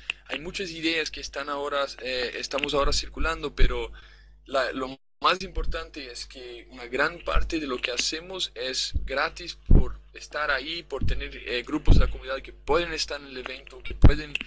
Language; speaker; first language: Spanish; non-native, fluent; Portuguese